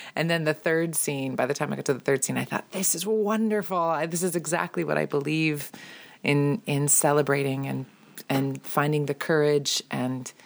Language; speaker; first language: English; native; English